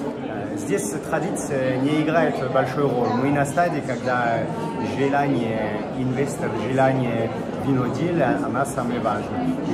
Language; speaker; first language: Russian; non-native, fluent; French